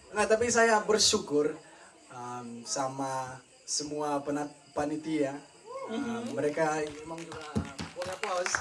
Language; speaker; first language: Indonesian; non-native, fluent; Dutch